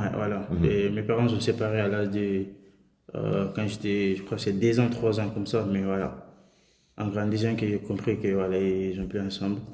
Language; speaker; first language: French; non-native, local second language; Soninke